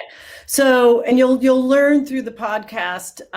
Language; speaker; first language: English; native; English